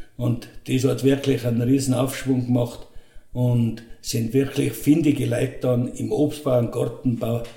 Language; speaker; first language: German; native; German